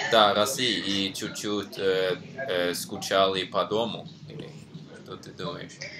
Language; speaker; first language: Russian; non-native, learner; Norwegian